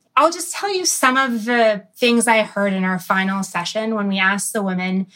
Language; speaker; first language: English; early bilingual, other home language; Arabic